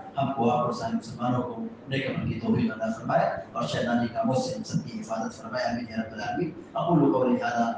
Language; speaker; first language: Urdu; native; Urdu